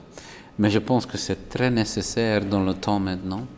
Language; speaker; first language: French; non-native, local second language; Dutch